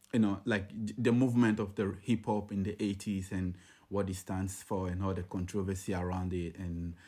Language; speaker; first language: English; non-native, local second language; Ga